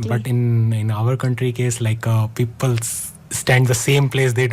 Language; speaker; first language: English; non-native, learner; Hindi